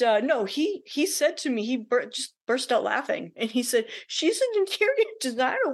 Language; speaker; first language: English; native; English